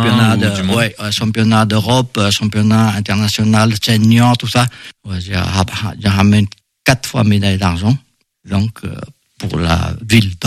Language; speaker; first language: French; non-native, fluent; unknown